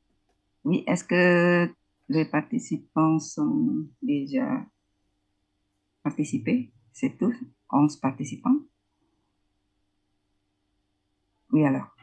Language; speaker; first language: French; non-native, fluent; Indonesian